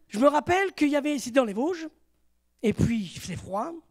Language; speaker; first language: French; native; French